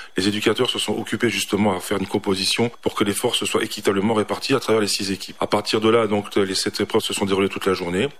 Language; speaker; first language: French; native; French